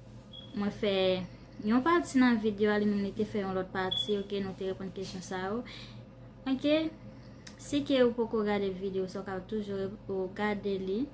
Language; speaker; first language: French; non-native, learner; Haitian Creole